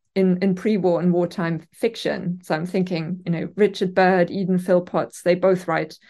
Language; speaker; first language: English; non-native, fluent; German